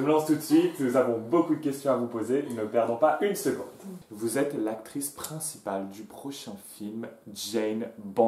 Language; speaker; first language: French; native; French